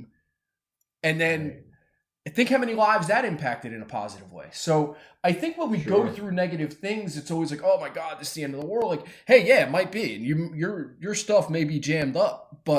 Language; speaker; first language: English; native; English